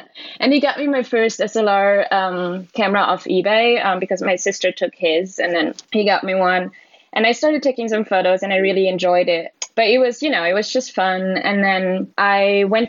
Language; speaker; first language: English; non-native, fluent; German